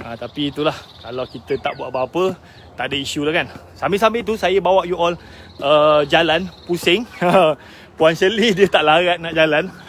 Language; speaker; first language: Malay; native; Malay